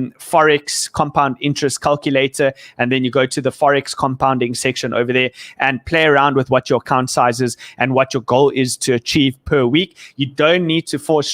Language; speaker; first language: English; native; English